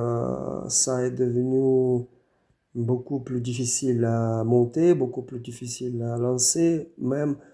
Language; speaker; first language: French; non-native, fluent; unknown